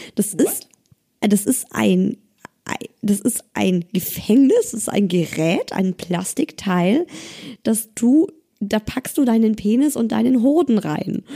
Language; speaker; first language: German; native; German